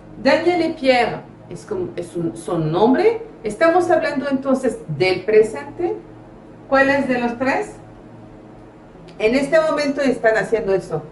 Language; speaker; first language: Spanish; non-native, fluent; French